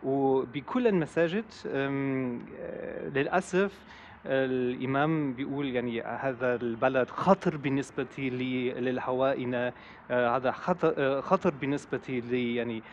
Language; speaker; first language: Arabic; non-native, fluent; German